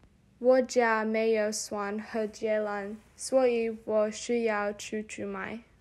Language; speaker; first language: Chinese; non-native, learner; English